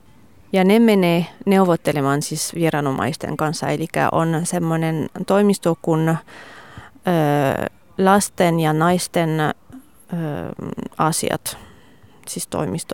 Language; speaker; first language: Finnish; non-native, fluent; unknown